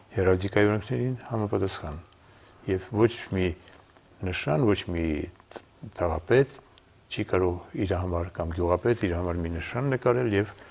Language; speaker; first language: Armenian; native; Armenian